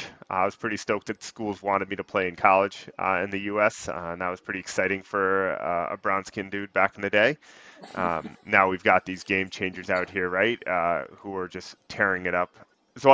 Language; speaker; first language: English; native; English